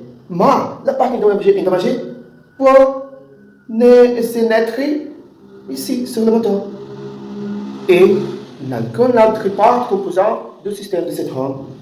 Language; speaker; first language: French; non-native, learner; Portuguese